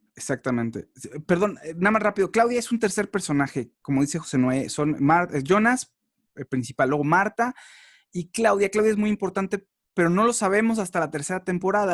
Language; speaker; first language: Spanish; native; Spanish